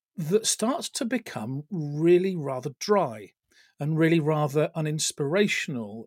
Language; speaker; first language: English; native; English